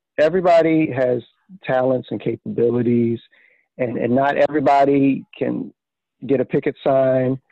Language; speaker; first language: English; native; English